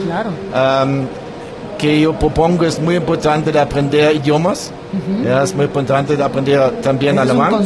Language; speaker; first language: Spanish; non-native, learner; German